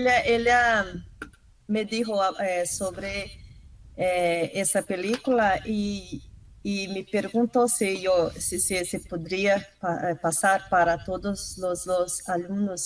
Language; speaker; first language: Spanish; non-native, learner; Portuguese